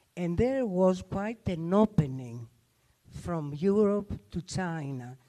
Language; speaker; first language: English; non-native, fluent; Albanian